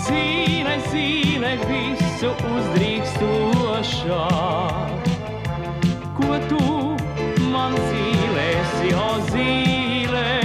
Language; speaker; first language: Latvian; native; Latvian